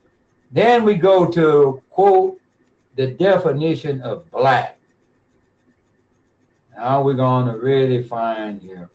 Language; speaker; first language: English; native; English